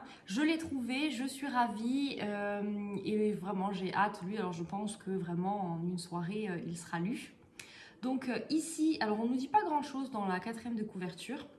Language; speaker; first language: French; native; French